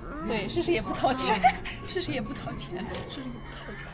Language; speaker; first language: Chinese; non-native, fluent; Armenian